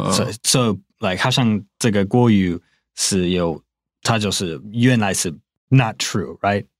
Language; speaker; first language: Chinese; non-native, fluent; English